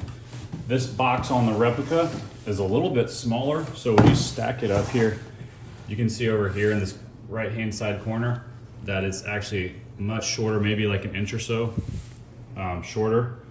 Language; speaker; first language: English; native; English